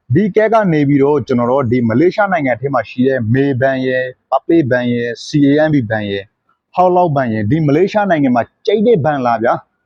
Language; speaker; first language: Burmese; non-native, local second language; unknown